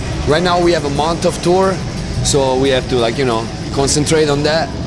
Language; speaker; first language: English; native; English